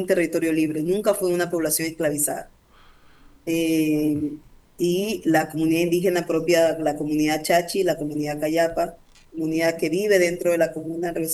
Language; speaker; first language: Spanish; native; Spanish